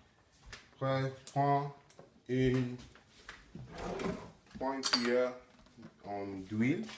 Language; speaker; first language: French; non-native, learner; English